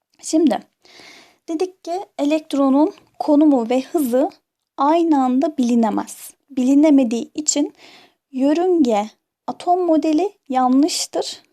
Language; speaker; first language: Turkish; native; Turkish